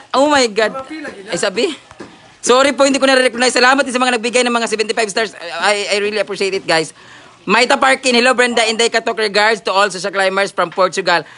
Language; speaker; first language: Filipino; non-native, local second language; Cebuano